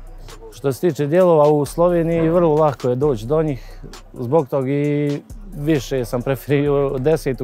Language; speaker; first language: Bosnian; native; Bosnian